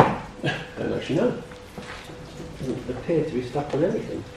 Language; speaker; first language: English; native; English